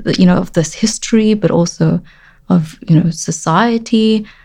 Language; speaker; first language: English; native; English